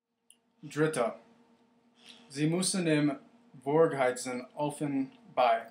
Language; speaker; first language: German; non-native, learner; English